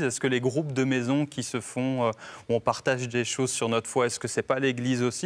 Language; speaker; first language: French; native; French